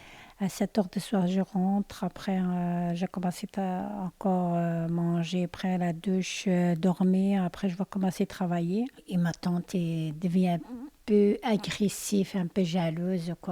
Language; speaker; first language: French; non-native, learner; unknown